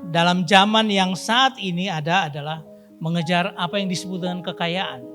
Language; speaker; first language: Indonesian; native; Indonesian